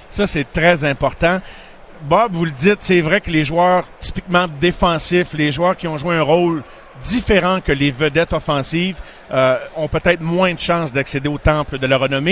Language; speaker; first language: French; native; French